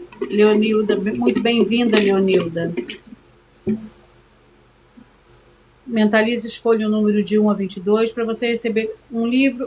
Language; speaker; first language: Portuguese; native; Portuguese